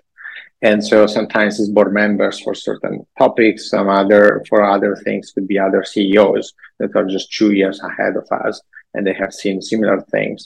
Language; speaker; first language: English; non-native, fluent; Italian